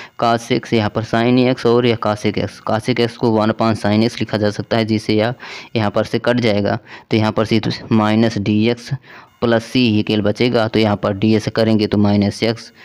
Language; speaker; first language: Hindi; native; Hindi